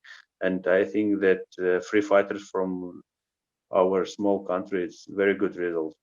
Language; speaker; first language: English; non-native, learner; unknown